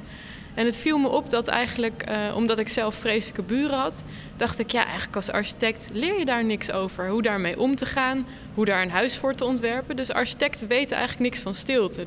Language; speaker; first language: Dutch; native; Dutch